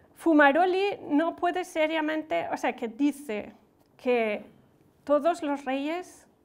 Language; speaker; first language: Spanish; non-native, fluent; German